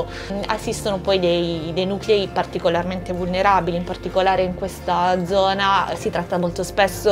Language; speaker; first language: Italian; native; Italian